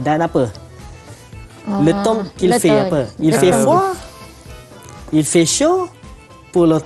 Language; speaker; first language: French; non-native, fluent; Malay